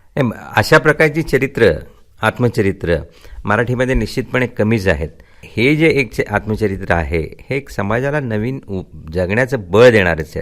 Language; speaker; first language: Marathi; non-native, local second language; Gujarati